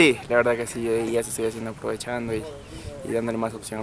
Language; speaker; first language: Spanish; native; Spanish